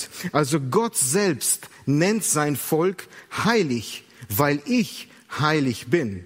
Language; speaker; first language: German; native; German